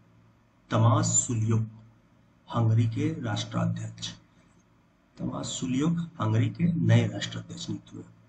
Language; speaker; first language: Hindi; native; Hindi